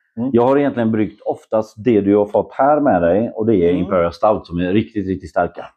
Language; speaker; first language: Swedish; non-native, fluent; Polish